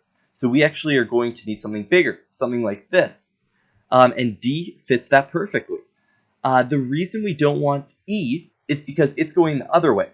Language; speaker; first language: English; native; English